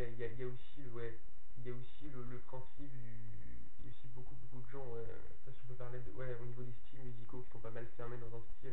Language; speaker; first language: French; native; French